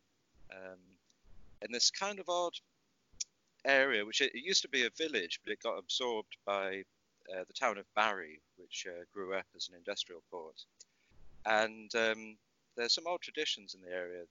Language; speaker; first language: English; native; English